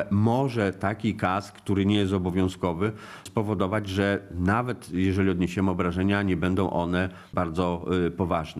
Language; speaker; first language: Polish; native; Polish